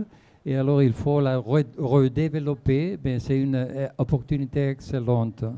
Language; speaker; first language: French; non-native, fluent; Spanish